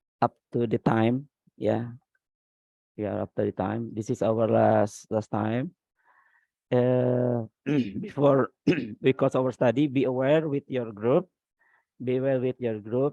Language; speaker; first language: English; non-native, learner; Indonesian